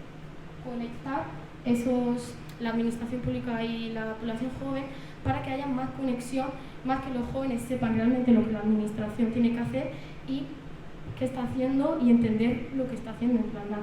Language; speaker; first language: Spanish; early bilingual, other home language; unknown